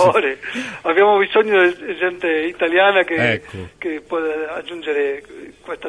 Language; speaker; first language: Italian; non-native, learner; Spanish